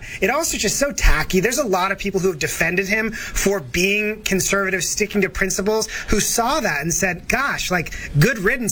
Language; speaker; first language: English; native; English